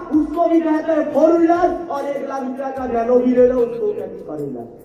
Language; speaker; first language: Hindi; non-native, local second language; Bangla